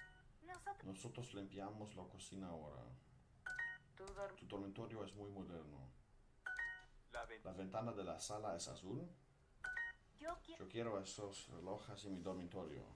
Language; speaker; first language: Spanish; non-native, learner; Dutch